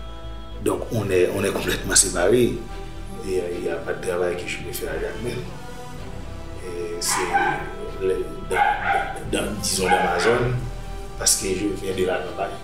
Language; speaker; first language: French; non-native, local second language; Haitian Creole